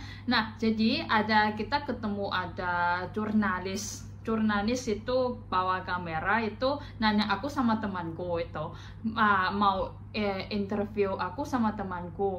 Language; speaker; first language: Indonesian; non-native, fluent; Chinese